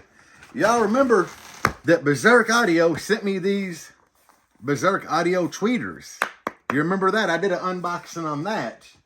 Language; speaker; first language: English; native; English